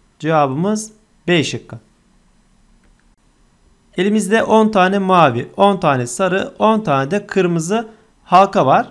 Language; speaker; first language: Turkish; native; Turkish